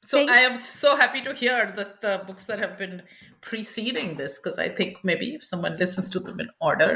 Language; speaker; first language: English; non-native, local second language; Bangla